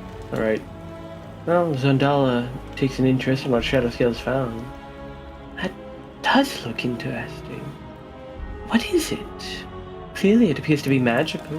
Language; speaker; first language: English; native; English